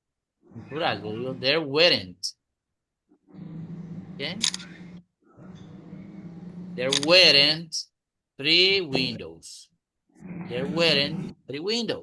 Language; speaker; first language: English; non-native, fluent; Spanish